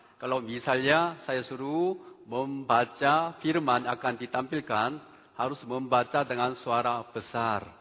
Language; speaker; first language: Indonesian; non-native, fluent; Korean